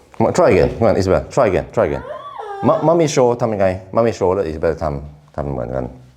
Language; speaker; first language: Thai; non-native, fluent; Norwegian